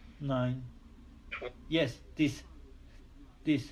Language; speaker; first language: English; non-native, learner; Turkish